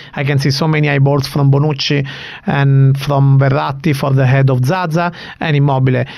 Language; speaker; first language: English; non-native, fluent; Italian